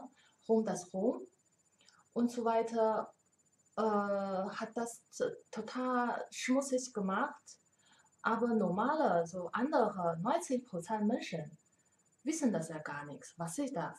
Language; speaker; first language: German; non-native, learner; Chinese